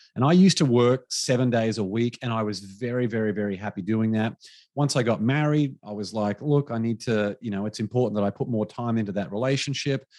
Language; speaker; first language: English; native; English